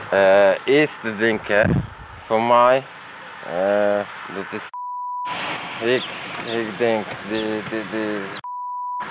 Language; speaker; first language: Dutch; non-native, learner; Polish